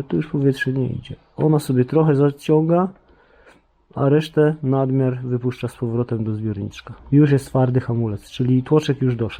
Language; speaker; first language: Polish; native; Polish